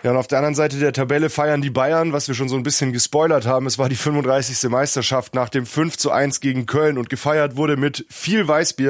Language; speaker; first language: German; native; German